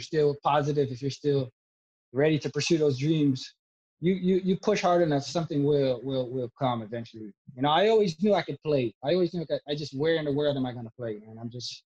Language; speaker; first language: English; native; English